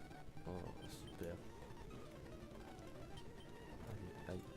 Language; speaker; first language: French; native; French